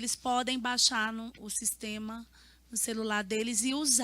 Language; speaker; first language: Portuguese; native; Portuguese